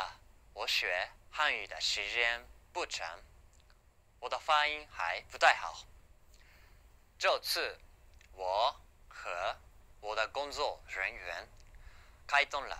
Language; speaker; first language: Chinese; non-native, learner; Japanese